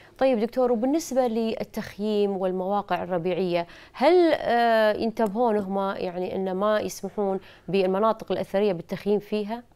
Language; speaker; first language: Arabic; native; Arabic